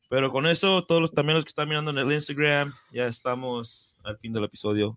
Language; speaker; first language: Spanish; early bilingual, heritage; Spanish